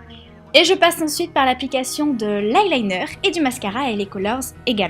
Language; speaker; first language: French; native; French